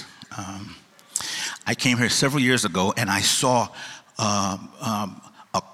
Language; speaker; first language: English; native; English